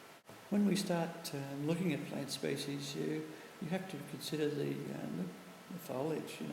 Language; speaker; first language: English; native; English